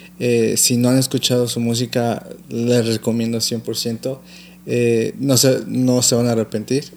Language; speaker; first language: Spanish; early bilingual, heritage; Spanish